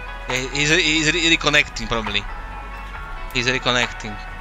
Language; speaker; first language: English; non-native, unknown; Slovak